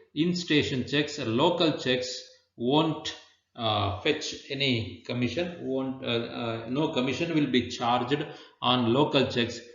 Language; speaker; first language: English; non-native, local second language; Kannada